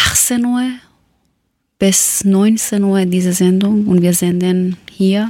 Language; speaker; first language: German; non-native, learner; Persian